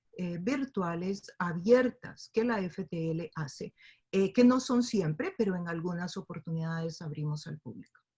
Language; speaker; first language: Spanish; native; Spanish